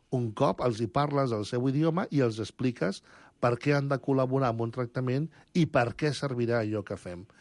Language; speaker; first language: Catalan; early bilingual, other home language; Spanish